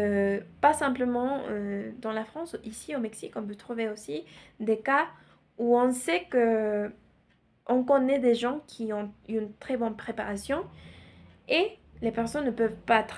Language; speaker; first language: French; non-native, learner; Spanish